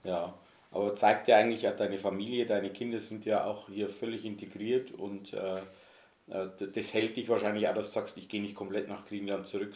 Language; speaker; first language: German; native; German